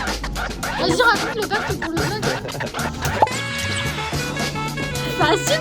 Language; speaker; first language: French; native; French